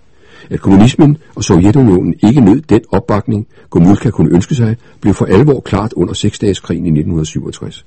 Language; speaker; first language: Danish; native; Danish